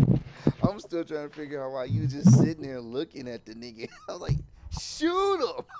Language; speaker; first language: English; native; English